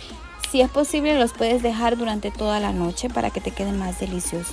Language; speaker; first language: Spanish; native; Spanish